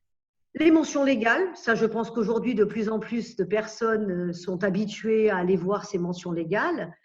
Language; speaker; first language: French; native; French